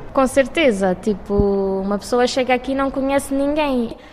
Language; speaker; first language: Portuguese; non-native, local second language; Kabuverdianu